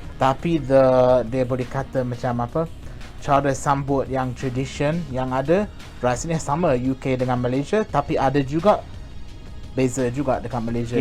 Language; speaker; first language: Malay; non-native, fluent; English